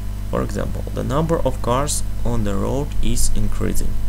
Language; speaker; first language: English; non-native, fluent; Russian